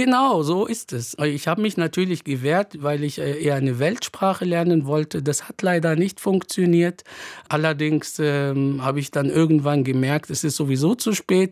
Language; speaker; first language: German; non-native, fluent; Arabic